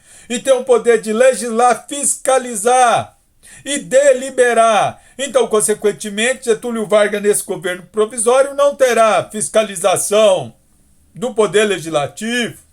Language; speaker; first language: Portuguese; native; Portuguese